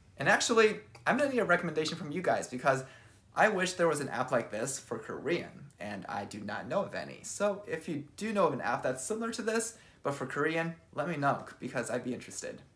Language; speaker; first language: English; early bilingual, other home language; Chinese